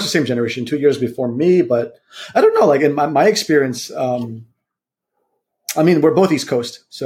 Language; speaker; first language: English; early bilingual, other home language; Vietnamese